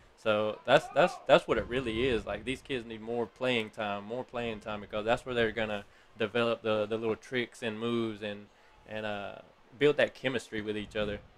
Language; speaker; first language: English; early bilingual, other home language; Spanish